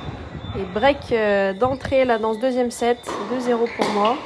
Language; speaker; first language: French; native; French